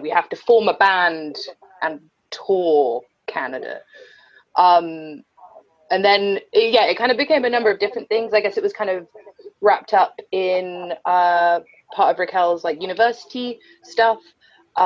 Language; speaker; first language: English; native; English